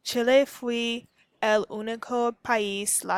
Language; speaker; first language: Spanish; non-native, learner; English